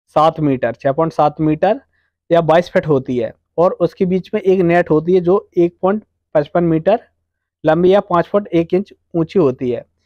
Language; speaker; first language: Hindi; native; Hindi